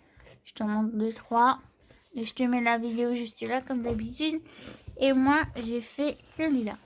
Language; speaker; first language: French; native; French